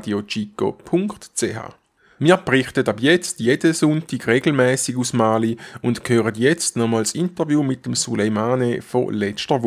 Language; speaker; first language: German; native; German